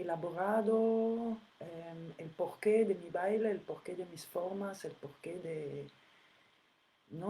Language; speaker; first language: Spanish; non-native, fluent; French